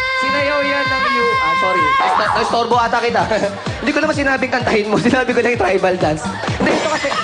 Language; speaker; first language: Filipino; native; Filipino